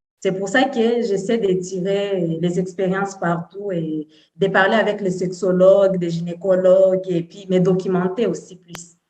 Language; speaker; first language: French; non-native, local second language; Swahili